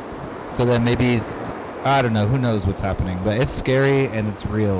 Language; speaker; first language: English; native; English